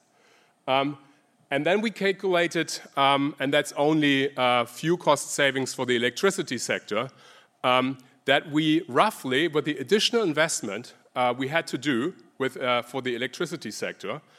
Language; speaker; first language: English; non-native, fluent; German